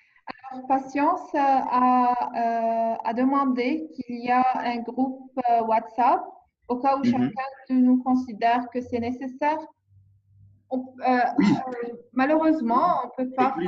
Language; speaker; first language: French; non-native, learner; English